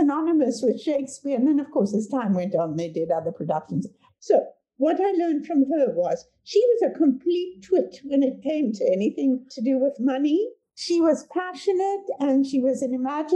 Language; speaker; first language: English; native; English